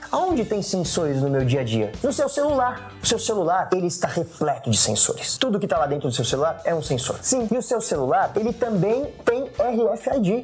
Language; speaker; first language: Portuguese; native; Portuguese